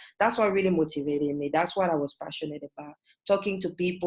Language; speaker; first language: English; non-native, fluent; French